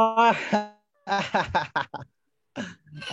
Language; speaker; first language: Indonesian; native; Indonesian